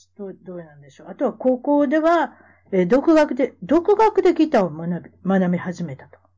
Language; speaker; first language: Japanese; native; Japanese